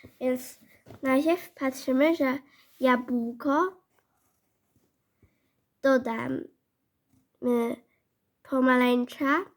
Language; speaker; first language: Polish; non-native, learner; Chinese